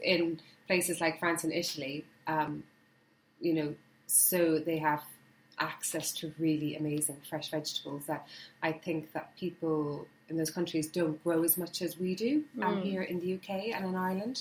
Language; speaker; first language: English; native; English